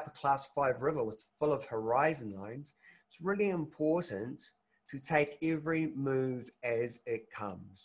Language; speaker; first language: English; native; English